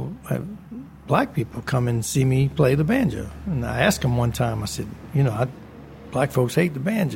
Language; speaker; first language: English; native; English